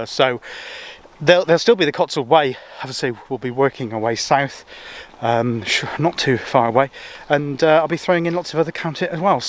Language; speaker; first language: English; native; English